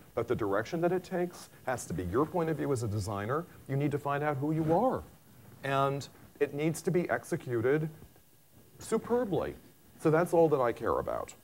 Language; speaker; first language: English; native; English